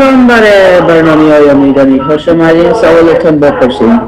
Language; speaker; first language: Persian; early bilingual, heritage; Persian